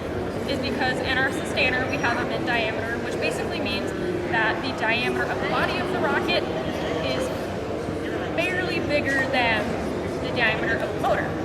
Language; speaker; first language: English; native; English